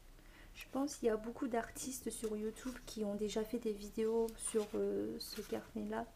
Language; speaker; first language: French; non-native, fluent; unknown